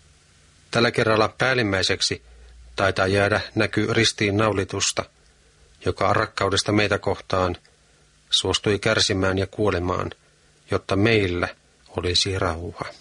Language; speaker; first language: Finnish; native; Finnish